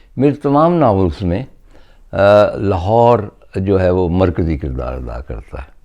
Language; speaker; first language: Urdu; non-native, local second language; Punjabi